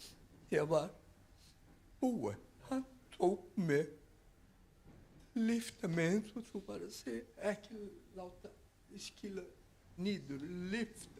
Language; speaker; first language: Icelandic; non-native, learner; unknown